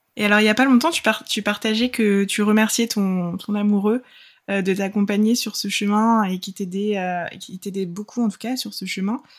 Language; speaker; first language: French; native; French